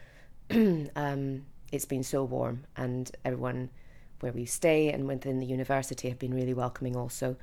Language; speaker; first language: English; native; English